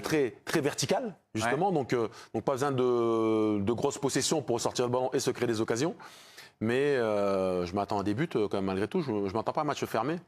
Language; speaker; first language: French; native; French